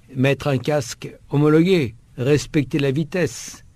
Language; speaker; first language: French; native; French